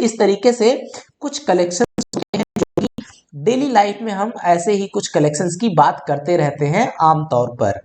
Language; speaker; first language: Hindi; native; Hindi